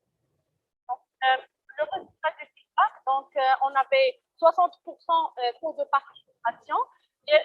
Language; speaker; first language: French; non-native, local second language; Arabic